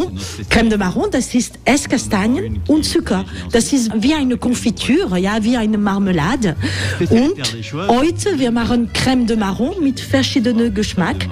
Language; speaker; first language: German; non-native, learner; French